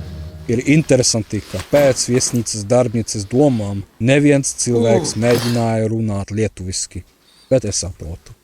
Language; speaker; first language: Latvian; non-native, learner; Czech